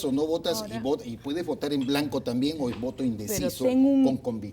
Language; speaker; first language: Spanish; native; Spanish